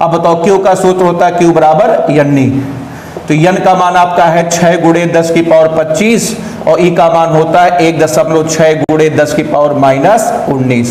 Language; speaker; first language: Hindi; native; Hindi